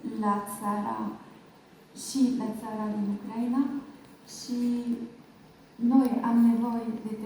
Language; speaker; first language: Romanian; non-native, learner; French